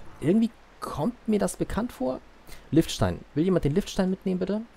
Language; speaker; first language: German; native; German